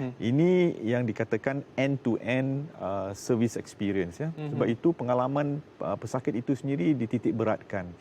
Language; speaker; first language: Malay; native; Malay